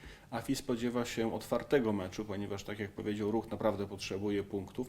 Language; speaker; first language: Polish; native; Polish